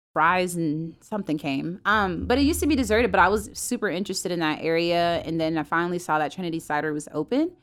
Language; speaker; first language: English; native; English